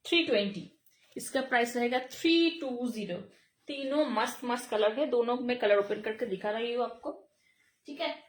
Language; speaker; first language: Hindi; non-native, local second language; Bangla